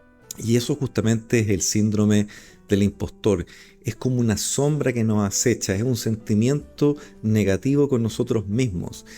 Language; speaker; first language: Spanish; native; Spanish